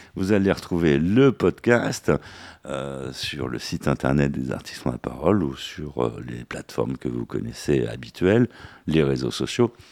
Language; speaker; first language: French; native; French